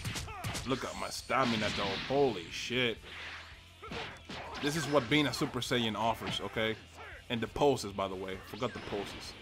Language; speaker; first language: English; native; English